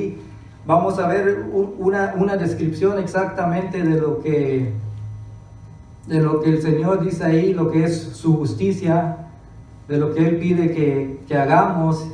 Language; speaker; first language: Spanish; early bilingual, other home language; English